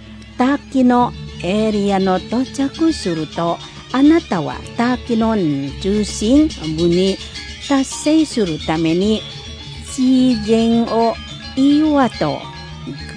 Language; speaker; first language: Japanese; non-native, learner; Indonesian